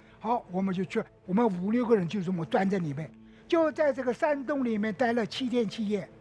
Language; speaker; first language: Chinese; native; Chinese